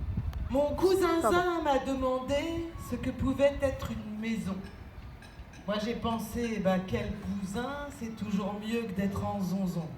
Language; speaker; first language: French; native; French